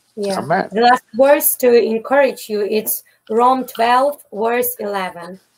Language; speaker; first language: English; non-native, fluent; Ukrainian